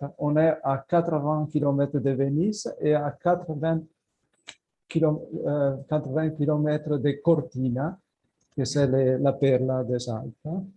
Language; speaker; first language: French; non-native, fluent; Italian